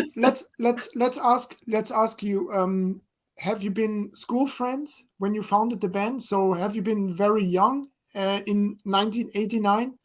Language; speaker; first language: English; non-native, fluent; German